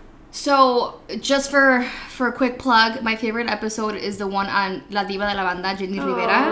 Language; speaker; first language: English; early bilingual, other home language; Spanish